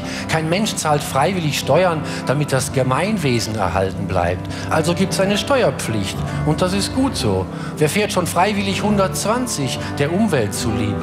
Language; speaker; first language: German; native; German